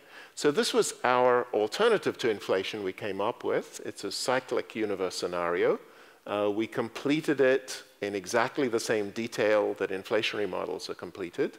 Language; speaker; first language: English; native; English